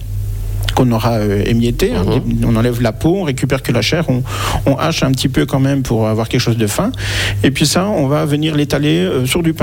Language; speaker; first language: French; native; French